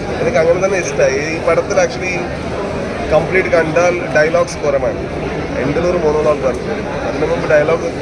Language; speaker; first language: Malayalam; non-native, learner; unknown